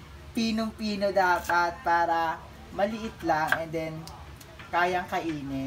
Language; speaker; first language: Filipino; native; Filipino